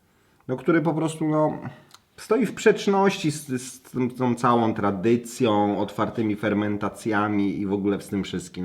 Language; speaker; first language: Polish; native; Polish